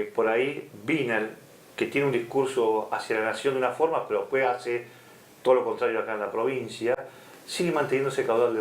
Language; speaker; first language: Spanish; native; Spanish